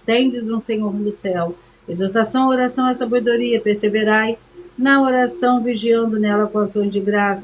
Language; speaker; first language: Portuguese; native; Portuguese